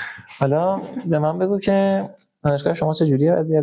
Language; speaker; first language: Persian; native; Persian